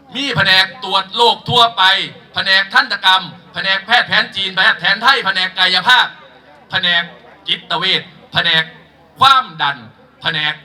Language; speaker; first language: Thai; native; Thai